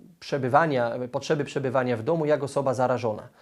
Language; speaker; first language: Polish; native; Polish